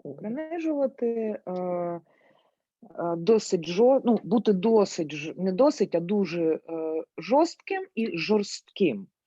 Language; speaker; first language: Ukrainian; native; Ukrainian